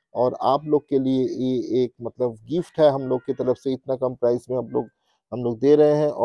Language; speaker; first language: Hindi; non-native, local second language; Bangla